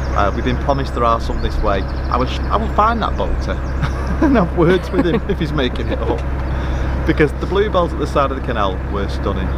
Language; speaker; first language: English; native; English